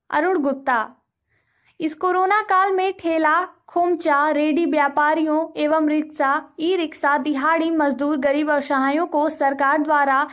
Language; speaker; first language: Hindi; native; Hindi